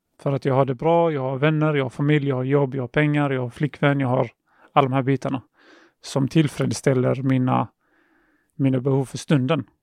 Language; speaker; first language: Swedish; early bilingual, other home language; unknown